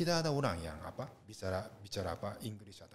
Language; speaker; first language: Indonesian; non-native, learner; Japanese